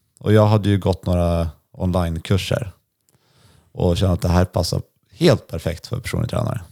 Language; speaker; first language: Swedish; native; Swedish